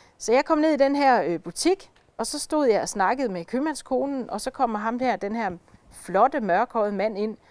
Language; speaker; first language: Danish; native; Danish